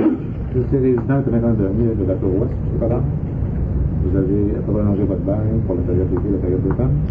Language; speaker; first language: French; native; French